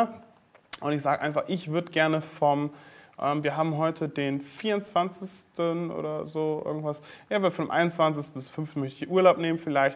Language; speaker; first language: German; native; German